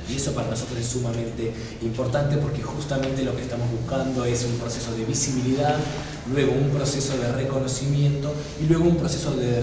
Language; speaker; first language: Spanish; native; Spanish